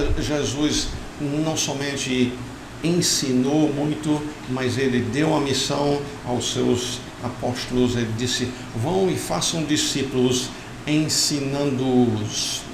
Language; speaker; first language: Portuguese; non-native, fluent; English